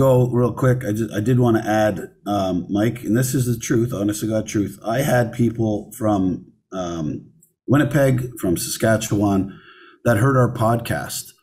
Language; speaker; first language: English; native; English